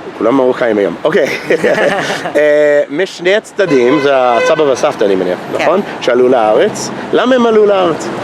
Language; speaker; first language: Hebrew; non-native, fluent; English